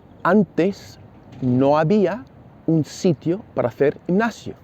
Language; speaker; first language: Spanish; non-native, fluent; English